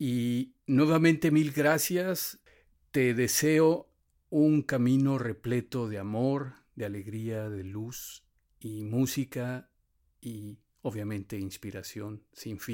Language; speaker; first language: Spanish; native; Spanish